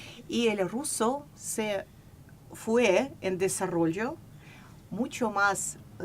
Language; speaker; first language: Spanish; non-native, fluent; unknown